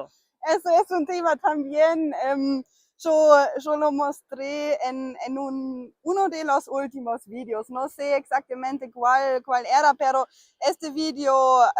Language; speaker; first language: Spanish; non-native, fluent; German